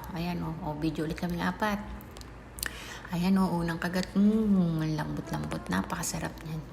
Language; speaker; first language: Filipino; native; Filipino